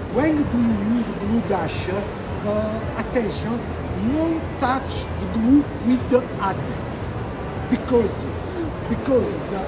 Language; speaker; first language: English; non-native, learner; Italian